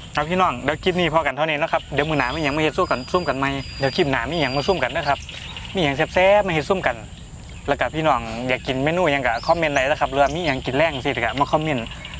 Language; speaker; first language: Thai; native; Thai